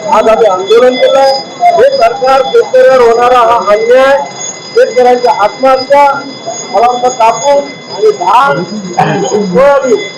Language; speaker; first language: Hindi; non-native, local second language; Marathi